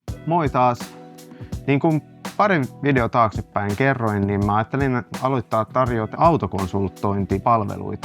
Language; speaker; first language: Finnish; non-native, local second language; Swedish